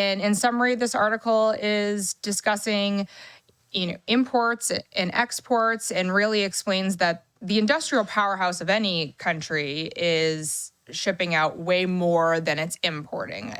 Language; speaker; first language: English; native; English